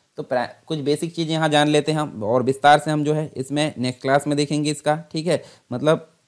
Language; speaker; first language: Hindi; native; Hindi